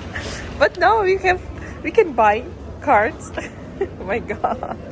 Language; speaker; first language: English; non-native, learner; Russian